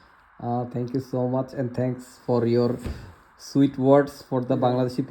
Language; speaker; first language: English; non-native, local second language; Bangla